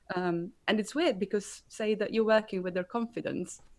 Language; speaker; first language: English; non-native, fluent; Slovenian